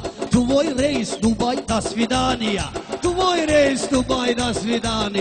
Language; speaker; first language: Russian; non-native, learner; Azerbaijani